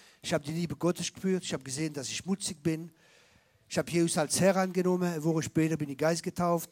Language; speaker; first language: German; non-native, fluent; French